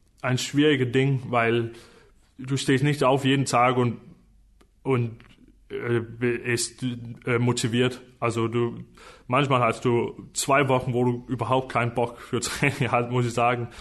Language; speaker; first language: German; non-native, fluent; Danish